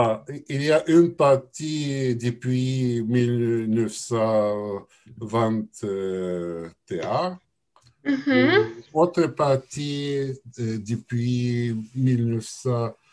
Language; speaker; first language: French; non-native, learner; Russian